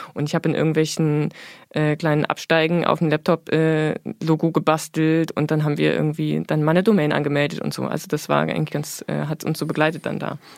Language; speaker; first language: German; native; German